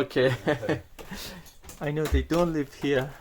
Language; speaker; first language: English; non-native, learner; Persian